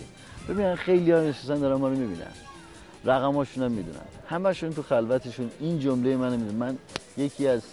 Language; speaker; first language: Persian; native; Persian